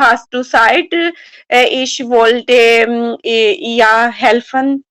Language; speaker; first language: German; non-native, learner; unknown